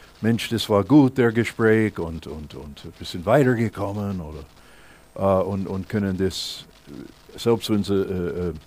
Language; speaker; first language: German; non-native, fluent; English